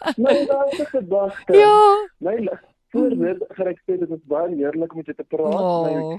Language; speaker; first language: Afrikaans; early bilingual, other home language; Zulu